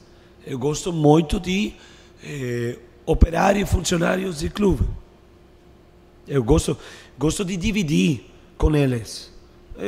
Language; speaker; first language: Portuguese; non-native, learner; Spanish